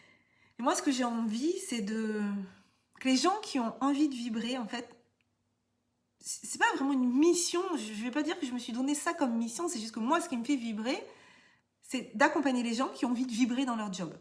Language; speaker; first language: French; native; French